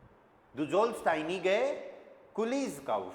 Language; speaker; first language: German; non-native, fluent; Hindi